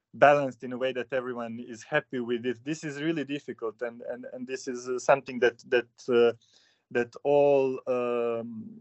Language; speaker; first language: English; non-native, fluent; Serbian